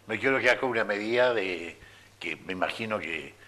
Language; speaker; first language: Spanish; native; Spanish